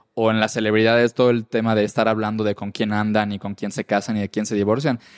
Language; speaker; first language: Spanish; native; Spanish